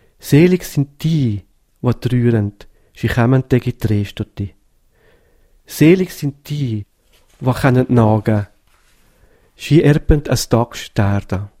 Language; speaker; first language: German; native; German